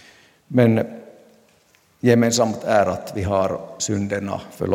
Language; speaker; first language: Swedish; non-native, local second language; Finnish